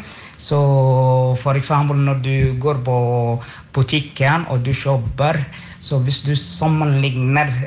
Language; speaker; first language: Norwegian; non-native, fluent; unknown